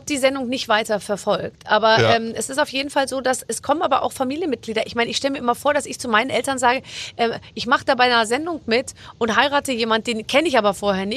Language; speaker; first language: German; native; German